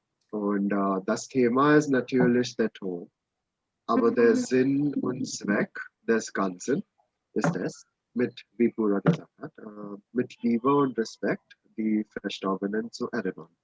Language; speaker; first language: German; non-native, learner; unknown